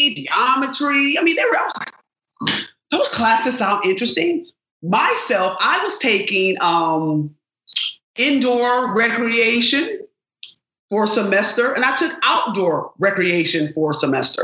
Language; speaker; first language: English; native; English